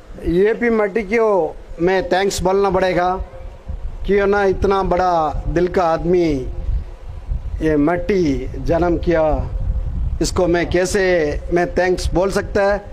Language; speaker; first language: Hindi; non-native, local second language; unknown